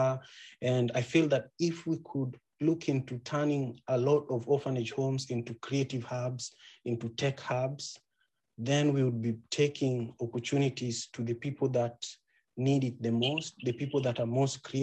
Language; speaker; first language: English; non-native, local second language; Luo (Kenya and Tanzania)